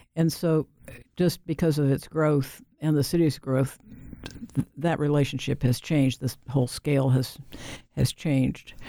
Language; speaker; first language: English; native; English